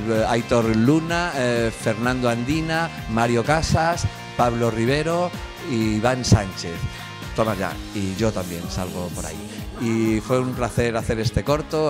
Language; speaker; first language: Spanish; native; Spanish